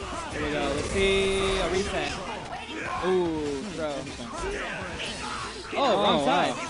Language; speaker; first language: English; native; English